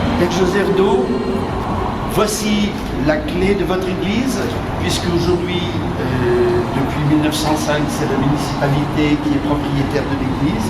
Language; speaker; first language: French; native; French